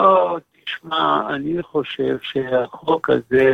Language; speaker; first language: Hebrew; non-native, fluent; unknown